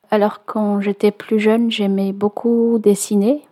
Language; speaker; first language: French; non-native, local second language; Malagasy